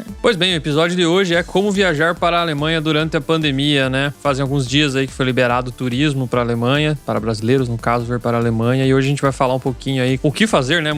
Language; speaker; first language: Portuguese; native; Portuguese